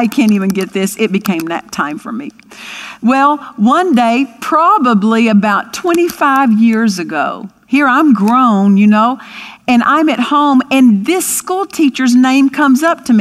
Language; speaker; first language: English; native; English